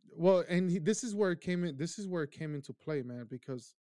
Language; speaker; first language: English; early bilingual, other home language; Spanish